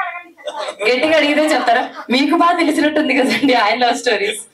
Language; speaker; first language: Telugu; native; Telugu